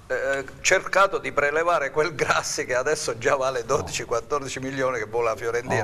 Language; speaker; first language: Italian; native; Italian